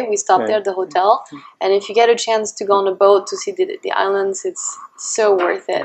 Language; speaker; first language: English; non-native, fluent; French